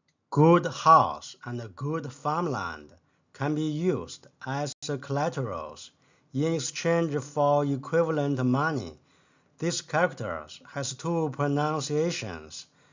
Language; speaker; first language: English; non-native, fluent; Chinese